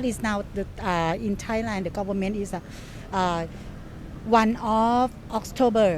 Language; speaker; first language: English; non-native, learner; Thai